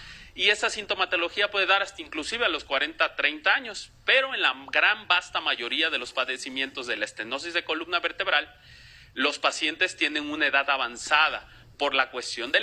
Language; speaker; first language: Spanish; native; Spanish